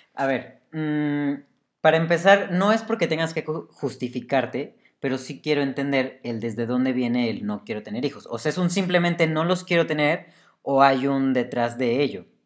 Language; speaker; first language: Spanish; native; Spanish